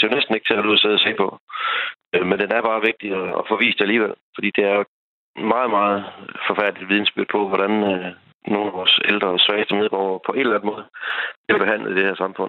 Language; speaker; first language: Danish; native; Danish